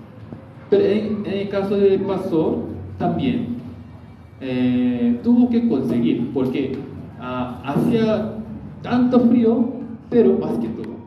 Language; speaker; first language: Spanish; non-native, learner; Korean